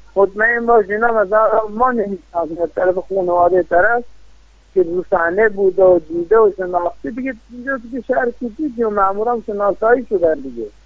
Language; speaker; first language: Persian; non-native, local second language; Baluchi